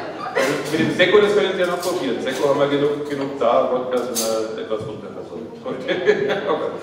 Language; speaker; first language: German; native; German